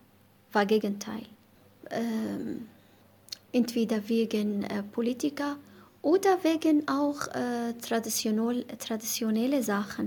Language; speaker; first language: German; non-native, learner; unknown